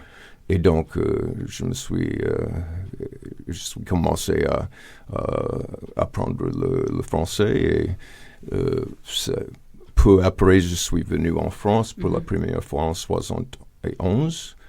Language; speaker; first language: French; non-native, fluent; English